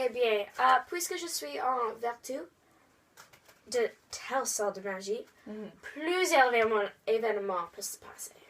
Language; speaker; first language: French; non-native, learner; English